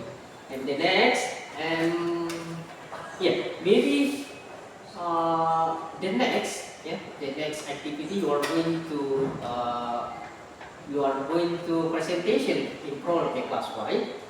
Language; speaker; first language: English; non-native, learner; Indonesian